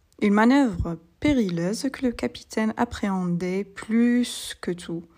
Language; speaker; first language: French; non-native, local second language; Arabic